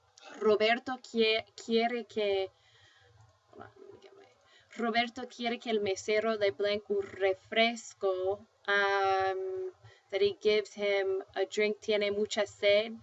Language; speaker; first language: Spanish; non-native, fluent; English